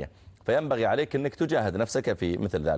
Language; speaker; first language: Arabic; native; Arabic